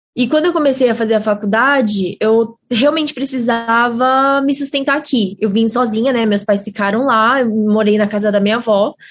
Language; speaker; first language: Portuguese; native; Portuguese